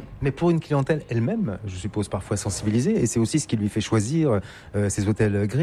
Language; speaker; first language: French; native; French